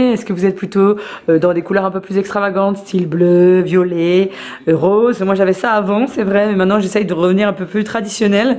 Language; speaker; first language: French; native; French